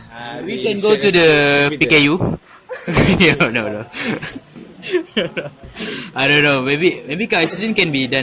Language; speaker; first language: English; non-native, fluent; Malay